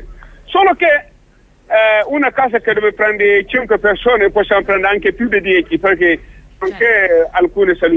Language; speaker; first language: Italian; non-native, local second language; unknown